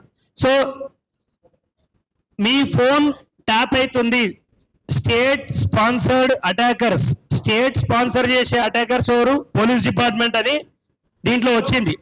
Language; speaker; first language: Telugu; native; Telugu